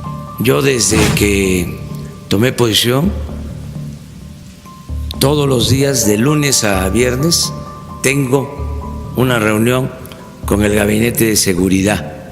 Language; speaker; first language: Spanish; native; Spanish